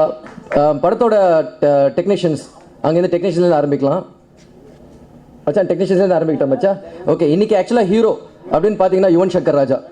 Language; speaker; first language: Tamil; native; Tamil